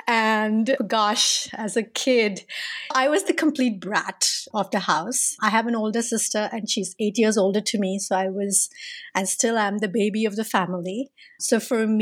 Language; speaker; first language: English; non-native, local second language; Tamil